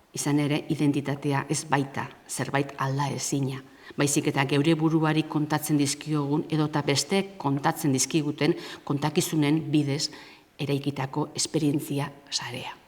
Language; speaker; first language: Basque; native; Basque